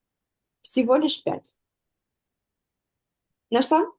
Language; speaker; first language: Russian; native; Russian